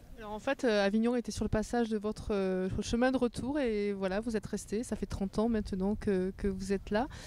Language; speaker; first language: French; native; French